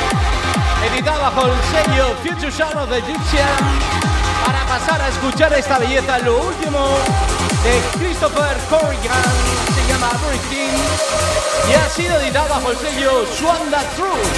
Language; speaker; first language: Spanish; native; Spanish